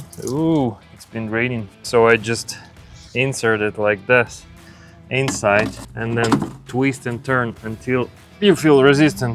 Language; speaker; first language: English; non-native, fluent; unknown